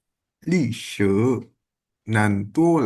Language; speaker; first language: Chinese; non-native, learner; Indonesian